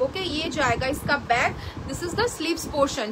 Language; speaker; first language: Hindi; non-native, local second language; Bangla